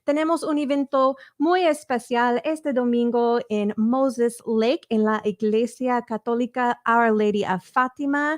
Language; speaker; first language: Spanish; early bilingual, heritage; English